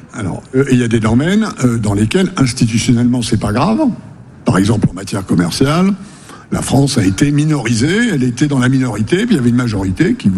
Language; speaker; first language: French; native; French